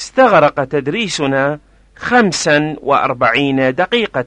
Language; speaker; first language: Arabic; non-native, fluent; Persian